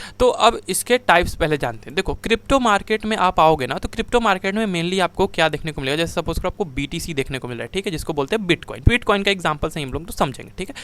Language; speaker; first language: Hindi; native; Hindi